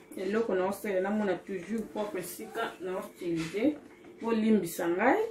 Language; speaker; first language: French; non-native, local second language; Lingala